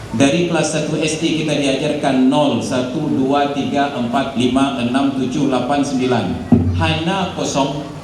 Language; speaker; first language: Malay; non-native, local second language; Achinese